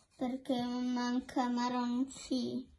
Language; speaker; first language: Italian; early bilingual, other home language; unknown